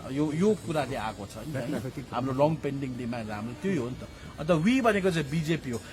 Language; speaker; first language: Nepali; native; Nepali